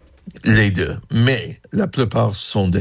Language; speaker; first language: French; non-native, learner; English